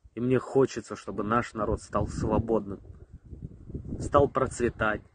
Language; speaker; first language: Russian; native; Russian